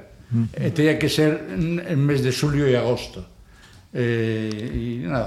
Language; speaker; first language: Galician; non-native, local second language; Spanish